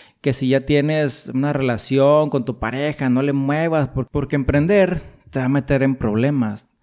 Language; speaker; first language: Spanish; native; Spanish